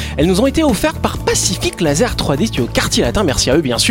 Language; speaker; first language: French; native; French